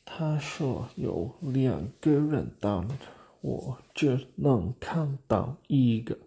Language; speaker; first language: Chinese; non-native, learner; English